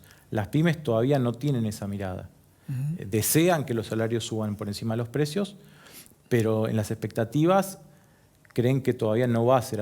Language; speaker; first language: Spanish; native; Spanish